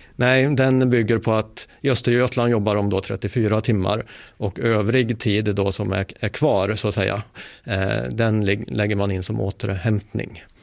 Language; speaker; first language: Swedish; native; Swedish